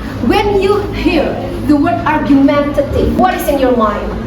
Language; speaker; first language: English; non-native, fluent; Indonesian